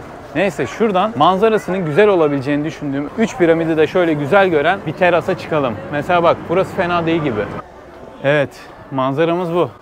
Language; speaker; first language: Turkish; native; Turkish